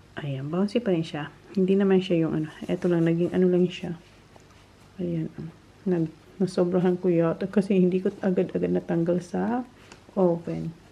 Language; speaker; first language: Filipino; non-native, local second language; Bikol